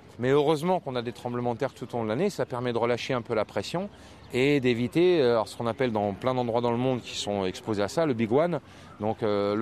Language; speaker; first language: French; native; French